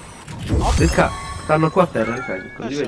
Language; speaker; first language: Italian; native; Italian